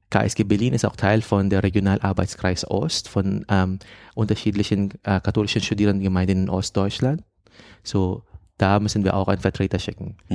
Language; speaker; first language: German; non-native, fluent; Filipino